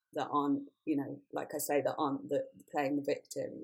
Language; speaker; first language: English; native; English